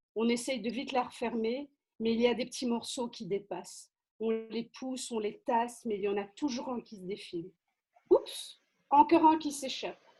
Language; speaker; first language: French; native; French